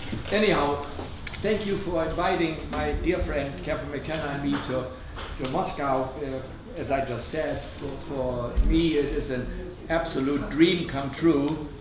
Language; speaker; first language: English; non-native, fluent; German